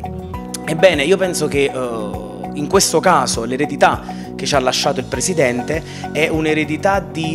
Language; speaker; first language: Italian; native; Italian